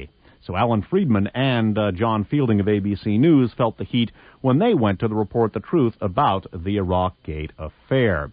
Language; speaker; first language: English; native; English